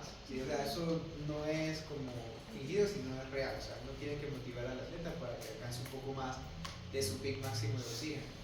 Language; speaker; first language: Spanish; native; Spanish